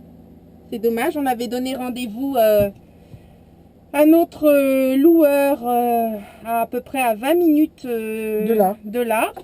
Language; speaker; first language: French; native; French